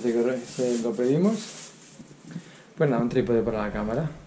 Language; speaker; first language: Spanish; native; Spanish